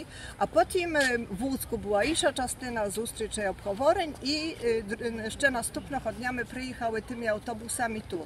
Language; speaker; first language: Ukrainian; early bilingual, heritage; Ukrainian